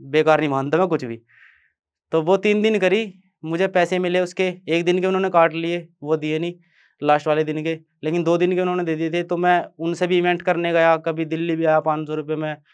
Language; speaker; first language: Hindi; native; Hindi